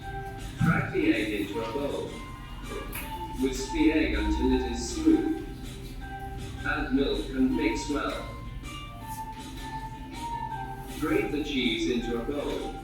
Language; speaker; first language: English; non-native, learner; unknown